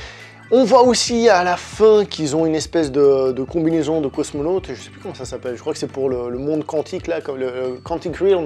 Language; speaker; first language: French; native; French